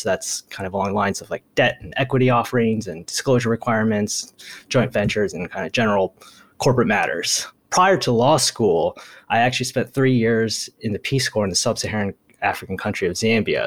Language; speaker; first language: English; early bilingual, other home language; Japanese